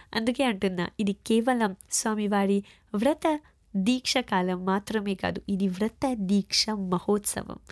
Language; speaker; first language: Telugu; early bilingual, heritage; Telugu